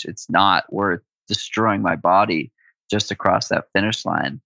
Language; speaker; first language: English; native; English